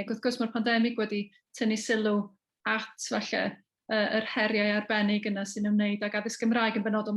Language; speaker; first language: Welsh; native; Welsh